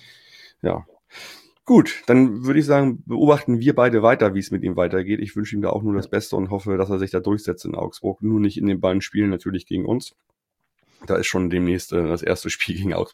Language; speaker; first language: German; native; German